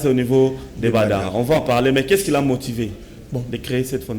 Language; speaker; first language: French; non-native, local second language; Lingala